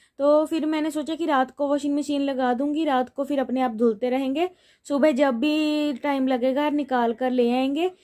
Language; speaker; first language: Hindi; non-native, local second language; Punjabi